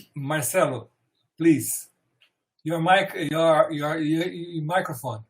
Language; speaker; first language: English; non-native, fluent; Portuguese